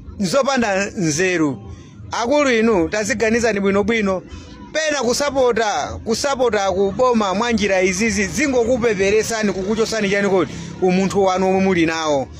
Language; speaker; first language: Nyanja; native; Nyanja